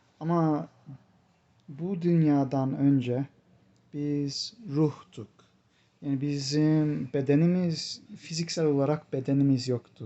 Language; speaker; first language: Turkish; non-native, fluent; English